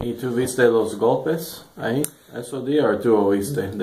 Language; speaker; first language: Spanish; non-native, learner; English